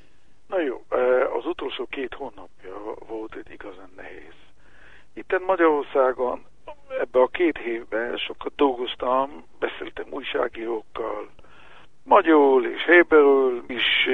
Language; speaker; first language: Hungarian; early bilingual, heritage; Hebrew